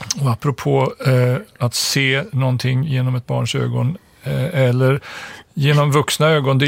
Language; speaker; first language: Swedish; native; Swedish